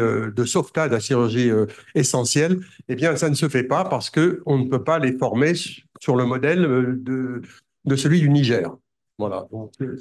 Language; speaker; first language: French; native; French